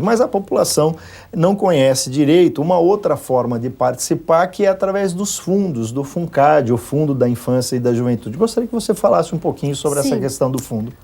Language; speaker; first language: Portuguese; native; Portuguese